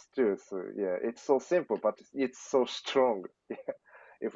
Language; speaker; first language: English; non-native, learner; Japanese